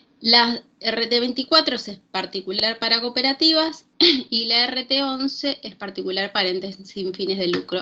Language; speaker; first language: Spanish; native; Spanish